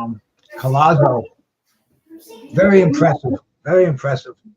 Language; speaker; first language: English; native; English